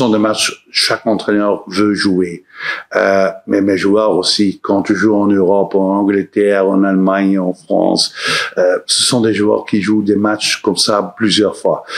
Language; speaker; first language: French; non-native, learner; Dutch